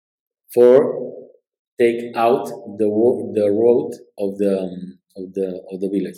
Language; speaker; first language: English; non-native, learner; Spanish